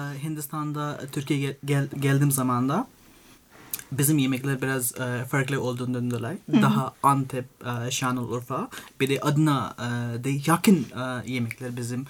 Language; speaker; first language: Turkish; non-native, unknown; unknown